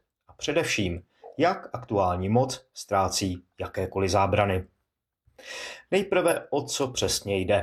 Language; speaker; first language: Czech; native; Czech